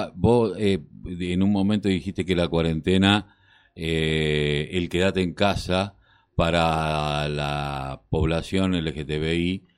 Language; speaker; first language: Spanish; native; Spanish